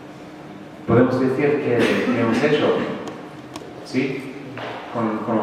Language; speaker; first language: Spanish; non-native, fluent; English